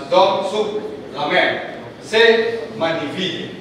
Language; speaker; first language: French; non-native, learner; Indonesian